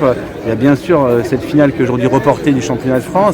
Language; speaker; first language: French; native; French